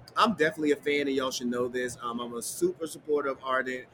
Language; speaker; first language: English; native; English